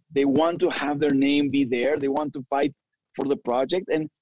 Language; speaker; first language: English; early bilingual, other home language; Spanish